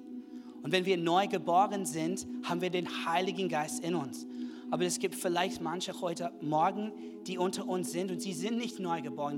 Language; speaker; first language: German; non-native, fluent; English